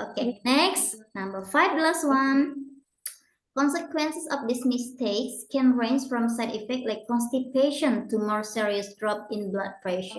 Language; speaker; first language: English; non-native, learner; Indonesian